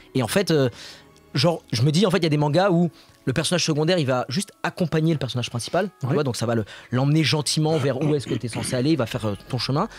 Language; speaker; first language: French; native; French